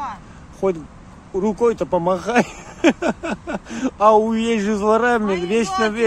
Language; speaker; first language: Russian; non-native, learner; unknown